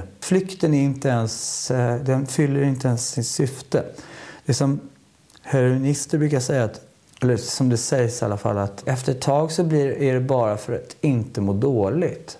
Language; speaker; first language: Swedish; native; Swedish